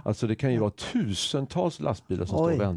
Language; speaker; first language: Swedish; native; Swedish